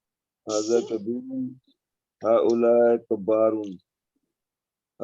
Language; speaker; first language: Arabic; non-native, learner; Urdu